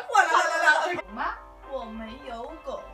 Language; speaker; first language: Chinese; non-native, learner; Norwegian